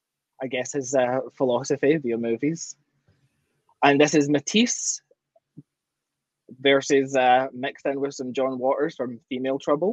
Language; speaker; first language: English; native; English